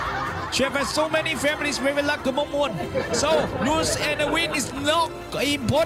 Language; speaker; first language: English; non-native, learner; Chinese